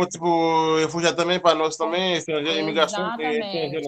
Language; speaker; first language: Portuguese; non-native, learner; Haitian Creole